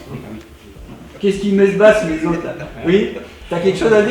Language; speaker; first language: French; native; French